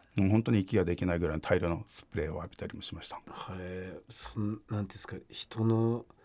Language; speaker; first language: Japanese; native; Japanese